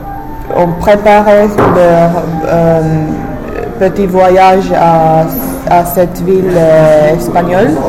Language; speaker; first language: French; non-native, learner; English